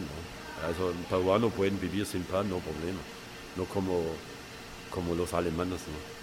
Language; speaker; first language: Spanish; non-native, learner; German